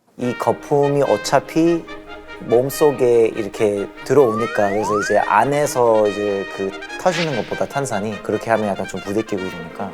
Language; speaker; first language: Korean; early bilingual, heritage; Korean